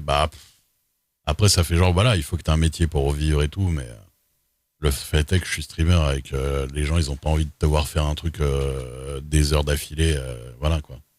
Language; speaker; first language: French; native; French